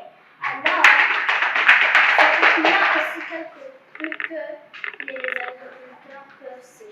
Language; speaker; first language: French; non-native, learner; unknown